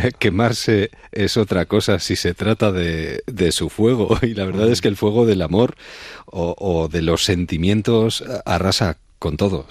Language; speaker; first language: Spanish; native; Spanish